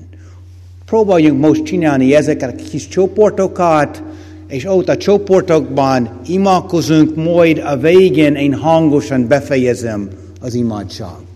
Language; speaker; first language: Hungarian; non-native, fluent; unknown